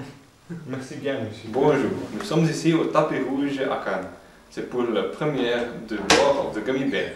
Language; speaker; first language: French; non-native, learner; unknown